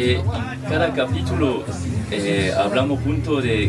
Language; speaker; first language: Spanish; non-native, learner; French